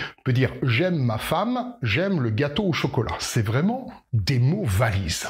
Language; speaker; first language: French; native; French